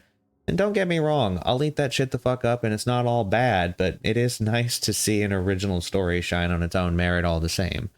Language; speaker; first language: English; native; English